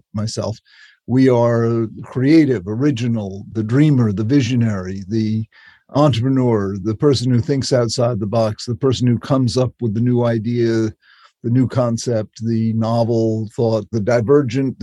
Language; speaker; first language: English; native; English